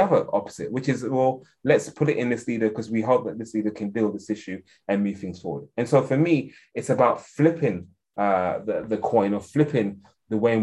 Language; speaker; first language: English; native; English